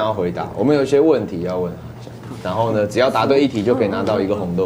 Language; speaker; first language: Chinese; native; Chinese